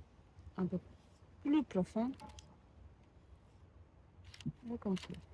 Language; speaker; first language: French; non-native, learner; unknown